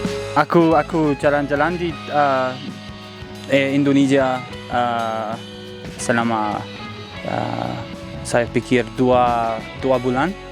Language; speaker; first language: Indonesian; non-native, learner; English